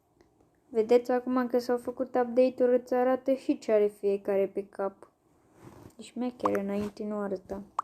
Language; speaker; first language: Romanian; native; Romanian